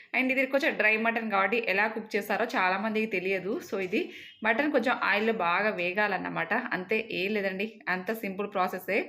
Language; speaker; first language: Telugu; non-native, local second language; Lambadi